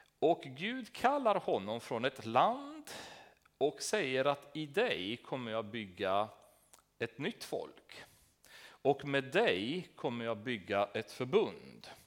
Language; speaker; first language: Swedish; non-native, fluent; Romanian